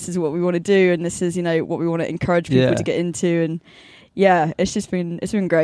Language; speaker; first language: English; native; English